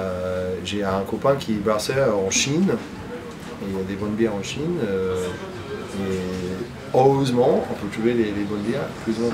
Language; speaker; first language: French; non-native, fluent; English